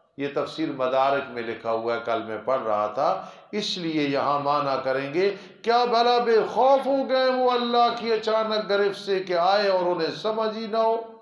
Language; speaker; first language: Urdu; non-native, local second language; Punjabi